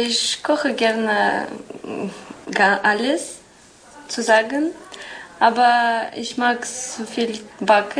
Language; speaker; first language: German; non-native, learner; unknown